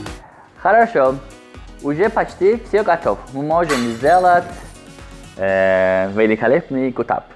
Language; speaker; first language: Russian; non-native, learner; Azerbaijani